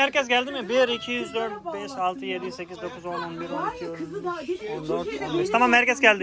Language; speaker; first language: Turkish; non-native, fluent; Hindi